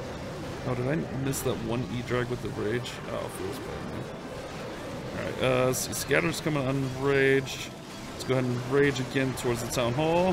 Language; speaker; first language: English; native; English